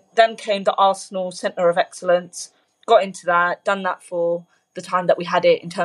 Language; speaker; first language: English; early bilingual, other home language; Punjabi